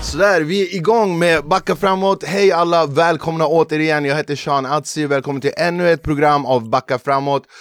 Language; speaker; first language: Swedish; early bilingual, other home language; Kurdish